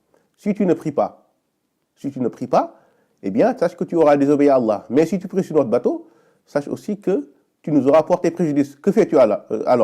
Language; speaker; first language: French; native; French